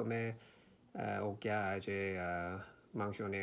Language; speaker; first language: French; non-native, learner; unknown